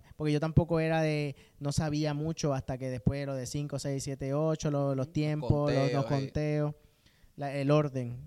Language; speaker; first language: Spanish; native; Spanish